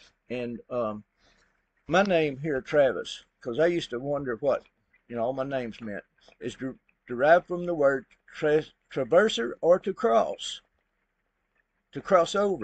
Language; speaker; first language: English; native; English